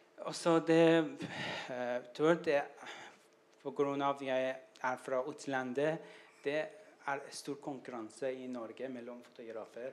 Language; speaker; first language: Norwegian; non-native, learner; Persian